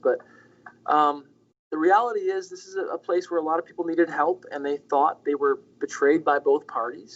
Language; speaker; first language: English; native; English